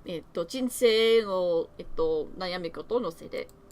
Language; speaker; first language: Japanese; non-native, learner; English